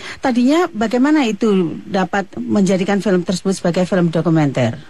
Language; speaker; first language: Indonesian; native; Indonesian